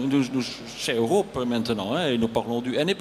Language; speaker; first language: French; non-native, learner; Dutch